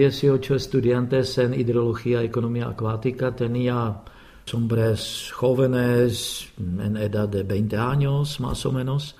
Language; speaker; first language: Spanish; non-native, fluent; Czech